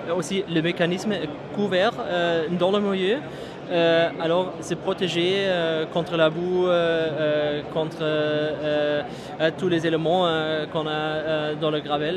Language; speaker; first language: French; non-native, fluent; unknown